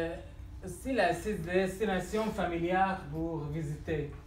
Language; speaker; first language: French; non-native, learner; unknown